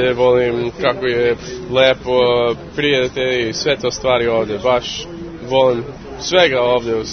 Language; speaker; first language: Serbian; early bilingual, heritage; English